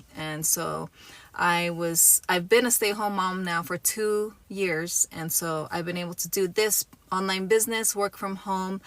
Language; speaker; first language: English; native; English